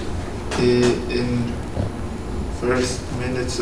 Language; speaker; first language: English; non-native, learner; Lithuanian